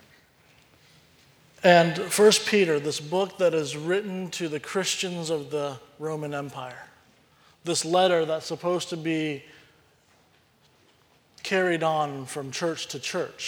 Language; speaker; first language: English; native; English